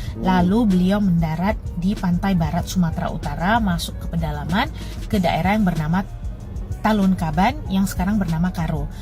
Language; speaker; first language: Indonesian; native; Indonesian